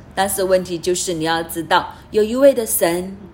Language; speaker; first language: Chinese; non-native, fluent; Cantonese